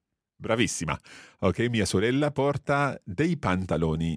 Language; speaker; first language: Italian; non-native, fluent; English